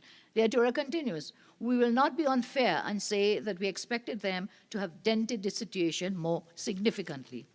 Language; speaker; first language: English; native; English